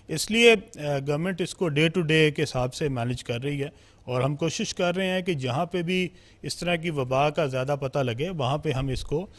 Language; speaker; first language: Urdu; non-native, local second language; Punjabi